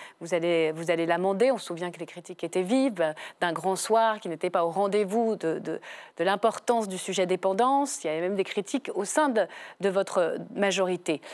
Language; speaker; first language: French; native; French